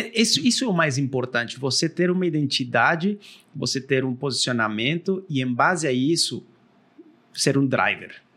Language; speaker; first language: Portuguese; non-native, fluent; Spanish